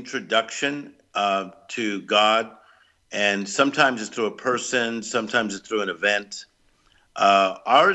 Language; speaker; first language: English; native; English